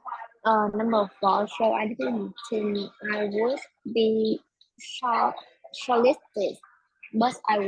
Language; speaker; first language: English; non-native, learner; Vietnamese